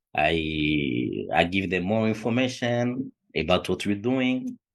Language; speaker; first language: English; non-native, fluent; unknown